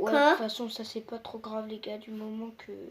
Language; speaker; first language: French; native; French